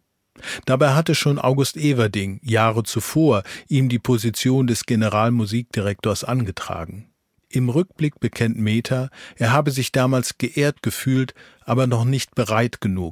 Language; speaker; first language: German; native; German